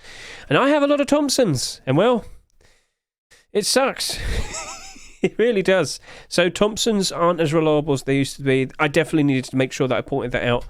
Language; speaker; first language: English; native; English